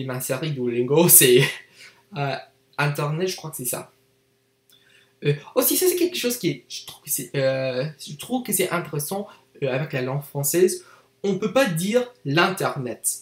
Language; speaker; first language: French; non-native, learner; English